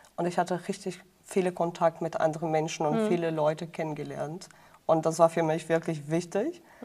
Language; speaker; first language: German; non-native, fluent; Portuguese